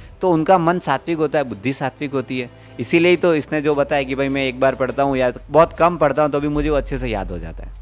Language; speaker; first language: Hindi; non-native, local second language; Gujarati